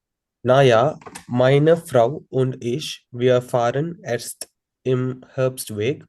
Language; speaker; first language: German; non-native, learner; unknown